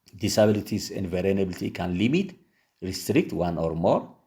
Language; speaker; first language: English; non-native, local second language; Amharic